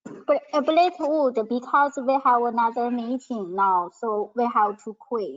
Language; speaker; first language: English; non-native, learner; Chinese